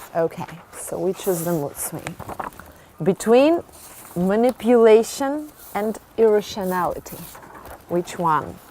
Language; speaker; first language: English; non-native, fluent; Russian